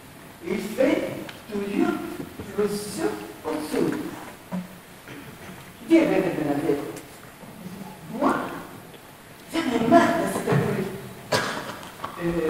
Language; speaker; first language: French; non-native, learner; Spanish